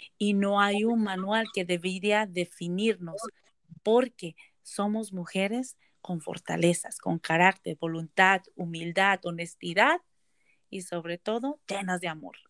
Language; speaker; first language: Spanish; native; Spanish